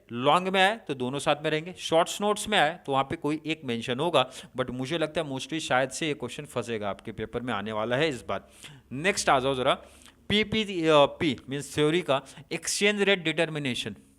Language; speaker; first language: Hindi; native; Hindi